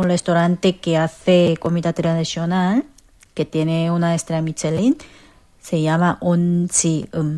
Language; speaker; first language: Spanish; non-native, fluent; Korean